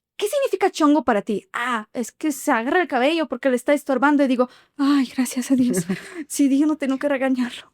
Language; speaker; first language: Spanish; non-native, fluent; Ukrainian